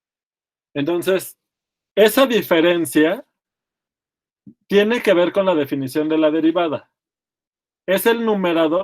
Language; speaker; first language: Spanish; native; Spanish